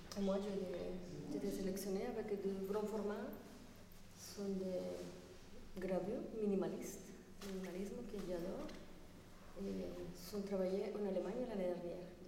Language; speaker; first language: French; non-native, fluent; Spanish